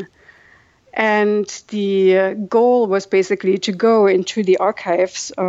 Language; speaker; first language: English; non-native, fluent; German